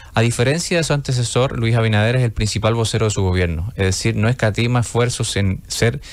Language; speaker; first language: Spanish; native; Spanish